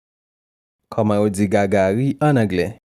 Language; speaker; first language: French; non-native, local second language; Haitian Creole